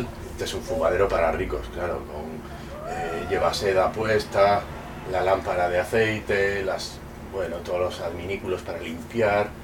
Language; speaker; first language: Spanish; native; Spanish